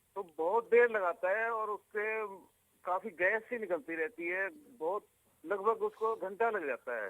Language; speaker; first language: Hindi; non-native, local second language; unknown